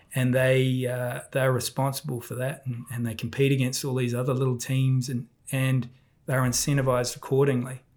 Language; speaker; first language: English; native; English